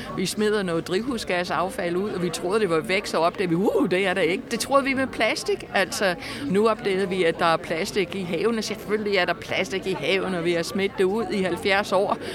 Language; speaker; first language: Danish; non-native, fluent; English